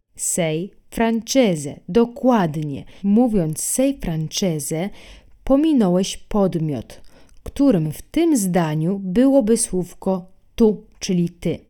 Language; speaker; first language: Polish; non-native, fluent; Italian